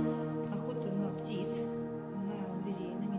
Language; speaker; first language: Russian; native; Russian